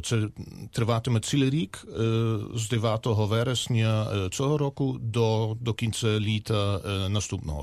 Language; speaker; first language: Ukrainian; non-native, learner; German